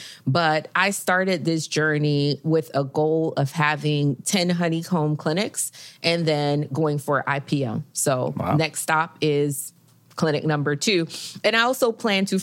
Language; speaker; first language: English; native; English